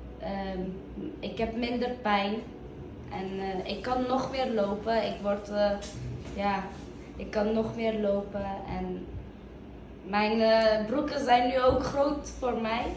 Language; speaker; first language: Dutch; early bilingual, other home language; Turkish